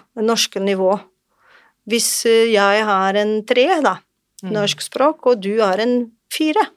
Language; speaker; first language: Norwegian; non-native, fluent; Portuguese